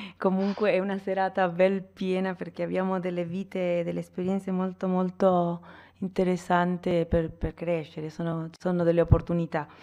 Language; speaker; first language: Italian; non-native, fluent; Spanish